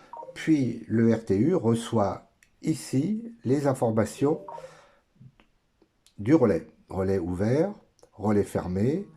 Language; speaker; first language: French; native; French